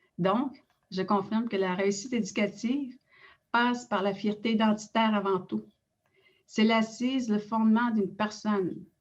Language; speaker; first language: French; non-native, local second language; Innu-aimun